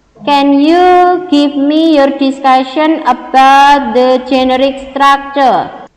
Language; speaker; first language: English; non-native, learner; Indonesian